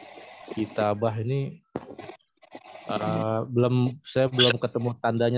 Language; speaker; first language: Indonesian; native; Indonesian